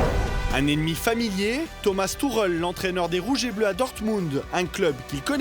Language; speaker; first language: French; native; French